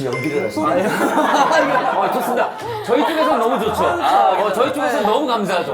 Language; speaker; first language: Korean; native; Korean